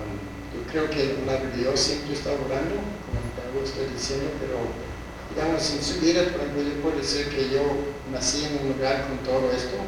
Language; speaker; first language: Spanish; non-native, fluent; English